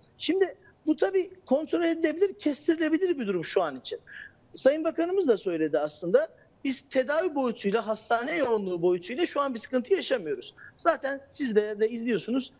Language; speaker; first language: Turkish; native; Turkish